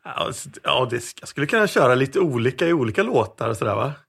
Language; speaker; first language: Swedish; native; Swedish